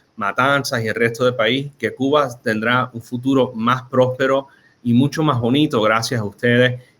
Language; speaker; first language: Spanish; early bilingual, heritage; Spanish